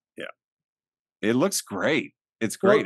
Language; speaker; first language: English; native; English